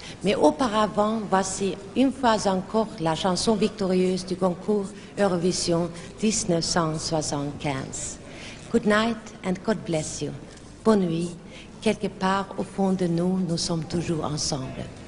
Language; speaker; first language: French; non-native, fluent; Swedish